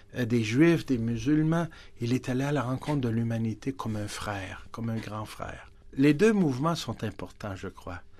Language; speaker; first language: French; native; French